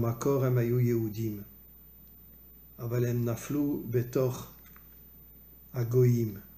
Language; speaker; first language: Hebrew; non-native, fluent; French